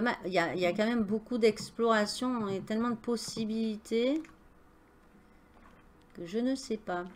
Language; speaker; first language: French; native; French